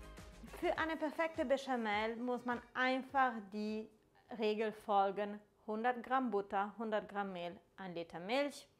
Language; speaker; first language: German; non-native, fluent; Italian